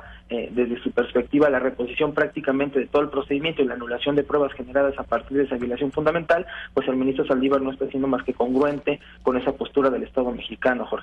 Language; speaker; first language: Spanish; native; Spanish